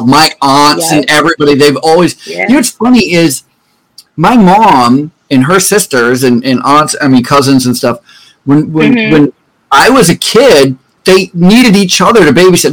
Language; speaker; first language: English; native; English